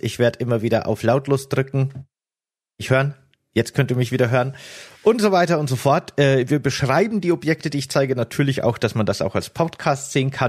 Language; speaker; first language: German; native; German